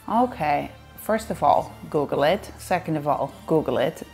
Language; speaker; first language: English; non-native, fluent; Dutch